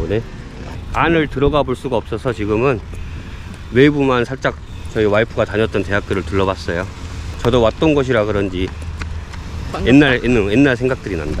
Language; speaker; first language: Korean; native; Korean